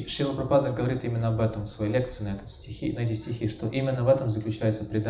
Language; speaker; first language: Russian; native; Russian